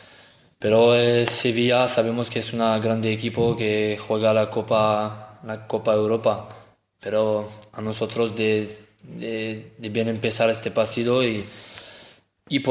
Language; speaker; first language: Spanish; non-native, learner; French